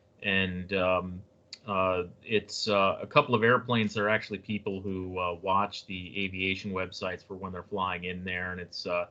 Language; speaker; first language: English; native; English